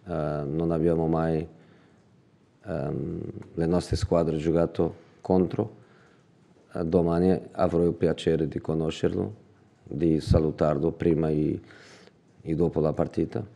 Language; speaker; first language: Italian; non-native, fluent; Portuguese